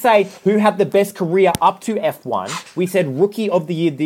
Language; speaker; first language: English; native; English